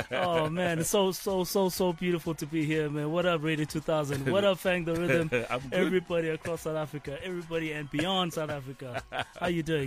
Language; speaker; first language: English; non-native, local second language; Swati